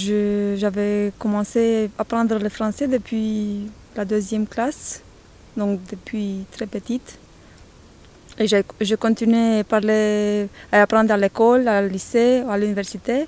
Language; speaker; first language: French; non-native, learner; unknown